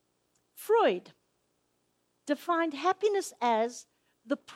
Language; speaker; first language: English; native; English